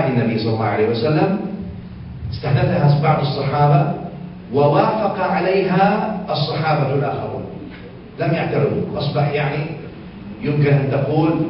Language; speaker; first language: Arabic; native; Arabic